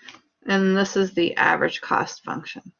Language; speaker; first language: English; native; English